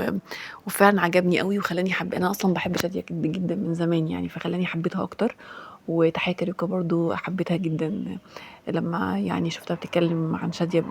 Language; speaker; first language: Arabic; native; Arabic